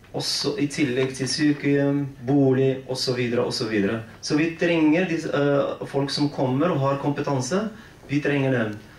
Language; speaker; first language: Norwegian; non-native, fluent; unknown